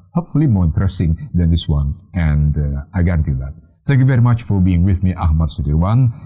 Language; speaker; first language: English; non-native, fluent; Indonesian